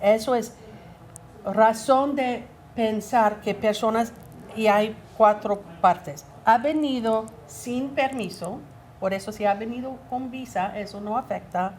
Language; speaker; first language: Spanish; non-native, learner; English